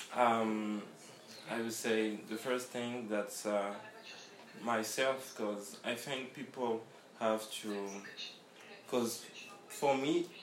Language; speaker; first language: English; non-native, learner; French